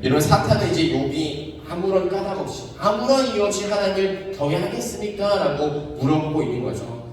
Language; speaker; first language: Korean; native; Korean